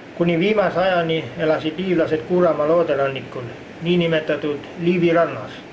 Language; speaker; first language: Estonian; native; Estonian